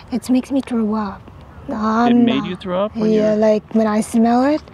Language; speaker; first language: English; non-native, local second language; Cebuano